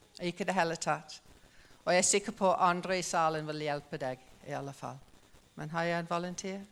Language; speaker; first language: Norwegian; non-native, fluent; English